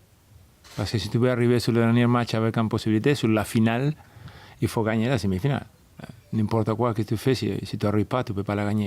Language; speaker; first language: French; non-native, fluent; Spanish